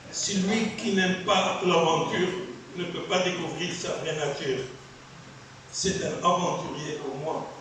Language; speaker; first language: French; non-native, local second language; Arabic